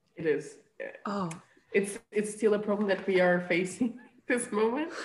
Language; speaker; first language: English; non-native, fluent; Portuguese